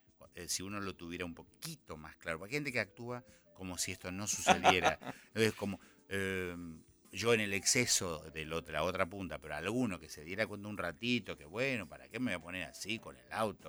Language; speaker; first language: Spanish; native; Spanish